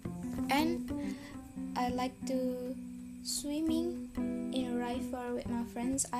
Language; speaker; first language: English; non-native, learner; Indonesian